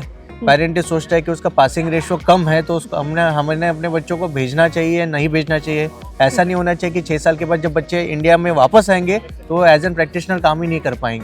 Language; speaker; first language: Hindi; native; Hindi